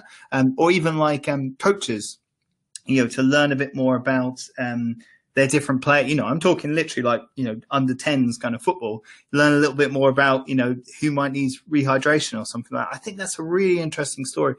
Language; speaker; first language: English; native; English